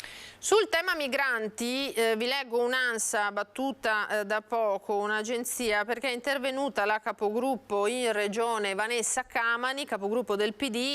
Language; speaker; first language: Italian; native; Italian